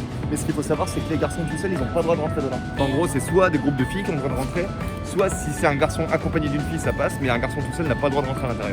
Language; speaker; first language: French; native; French